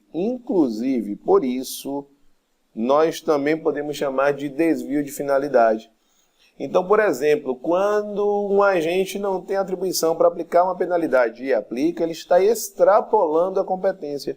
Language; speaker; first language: Portuguese; native; Portuguese